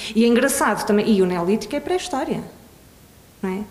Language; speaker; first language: Portuguese; early bilingual, other home language; Swedish